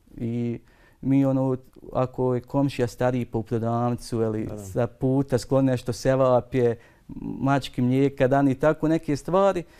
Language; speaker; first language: Bosnian; native; Bosnian